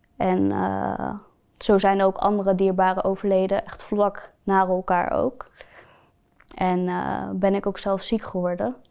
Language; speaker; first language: Dutch; early bilingual, other home language; Spanish